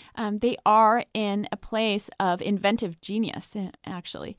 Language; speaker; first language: English; non-native, fluent; French